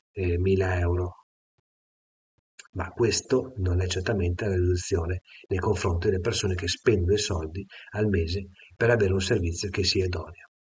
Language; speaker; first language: Italian; native; Italian